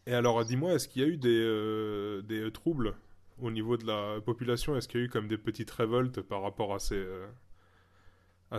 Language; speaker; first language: French; native; French